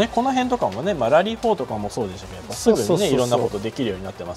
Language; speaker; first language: Japanese; native; Japanese